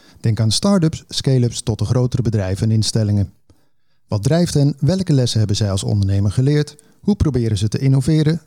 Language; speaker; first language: Dutch; native; Dutch